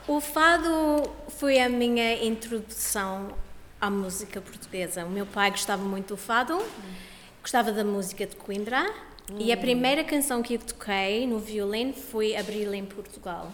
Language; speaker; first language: Portuguese; early bilingual, heritage; Portuguese